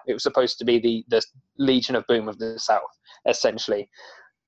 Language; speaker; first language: English; native; English